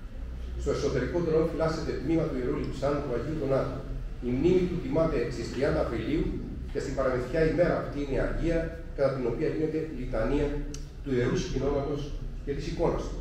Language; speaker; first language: Greek; native; Greek